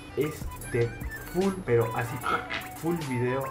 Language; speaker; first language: Spanish; native; Spanish